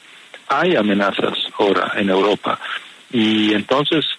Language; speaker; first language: Spanish; non-native, fluent; Italian